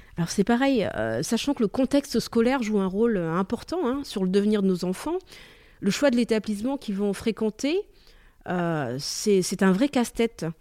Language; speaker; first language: French; native; French